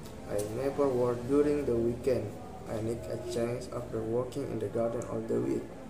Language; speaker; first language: English; non-native, learner; Indonesian